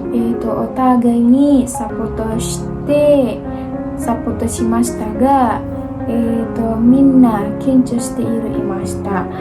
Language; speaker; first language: Japanese; non-native, learner; Indonesian